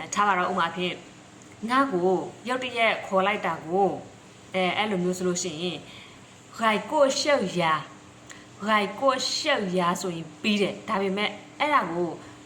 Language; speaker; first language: Burmese; non-native, local second language; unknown